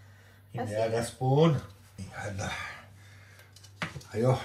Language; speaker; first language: Indonesian; non-native, learner; French